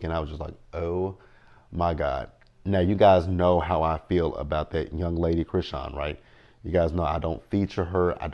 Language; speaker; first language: English; native; English